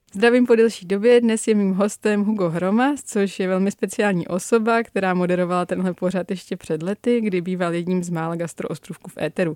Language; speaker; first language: Czech; native; Czech